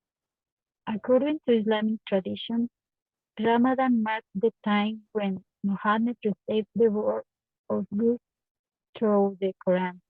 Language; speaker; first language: English; non-native, learner; Spanish